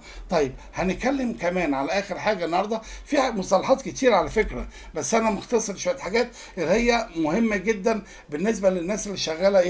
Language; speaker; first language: Arabic; native; Arabic